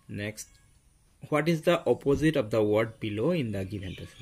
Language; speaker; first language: English; non-native, local second language; Assamese